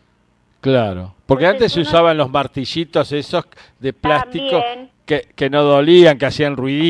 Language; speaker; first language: Spanish; native; Spanish